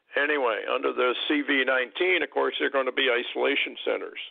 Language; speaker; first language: English; native; English